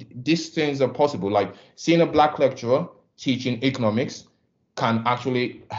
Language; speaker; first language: English; non-native, local second language; Igbo